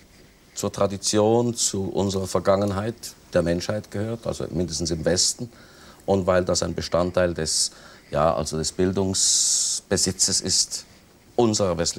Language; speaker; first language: German; native; German